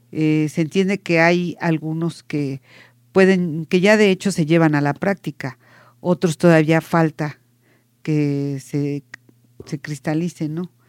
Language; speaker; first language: Spanish; native; Spanish